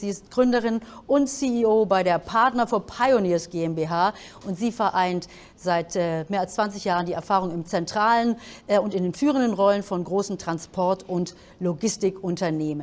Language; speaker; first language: German; native; German